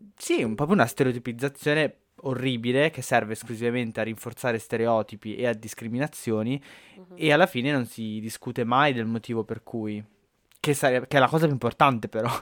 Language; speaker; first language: Italian; native; Italian